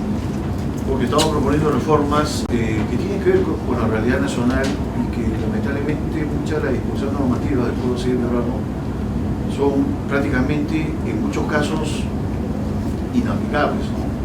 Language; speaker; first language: Spanish; native; Spanish